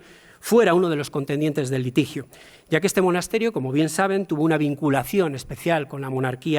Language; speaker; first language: Spanish; native; Spanish